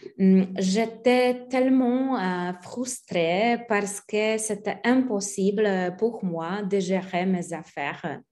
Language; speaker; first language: French; non-native, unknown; Polish